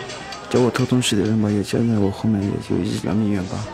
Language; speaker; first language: Chinese; non-native, local second language; Uyghur